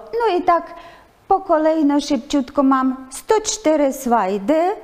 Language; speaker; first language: Polish; non-native, fluent; Ukrainian